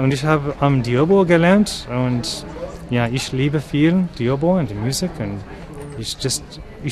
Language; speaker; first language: German; non-native, learner; English